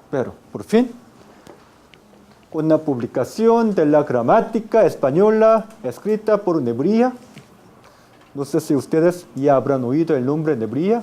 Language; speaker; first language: Spanish; non-native, fluent; Korean